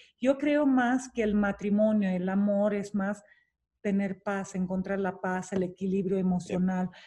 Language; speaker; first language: Spanish; non-native, fluent; Romanian